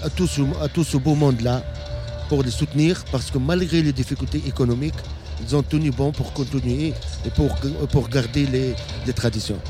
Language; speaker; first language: French; non-native, local second language; Arabic